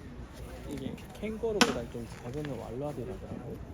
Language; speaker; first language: Korean; native; Korean